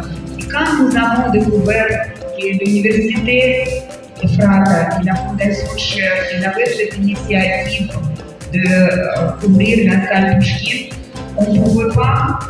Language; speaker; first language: French; non-native, fluent; Russian